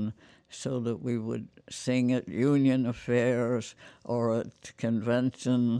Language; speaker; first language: English; native; English